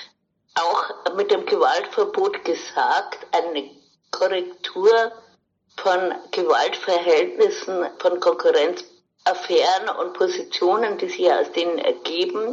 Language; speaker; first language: German; native; German